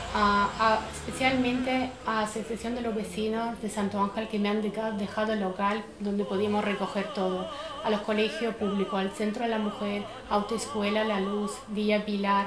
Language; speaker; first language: Spanish; non-native, fluent; Ukrainian